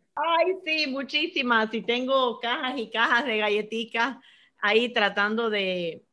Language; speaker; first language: Spanish; early bilingual, heritage; Spanish